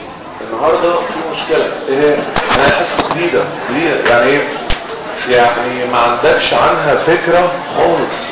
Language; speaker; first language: Arabic; native; Arabic